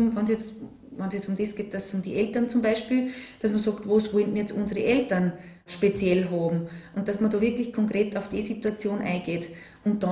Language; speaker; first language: German; native; German